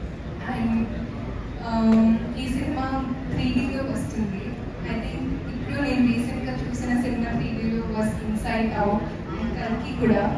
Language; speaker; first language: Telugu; non-native, fluent; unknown